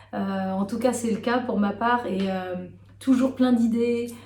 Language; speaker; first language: French; native; French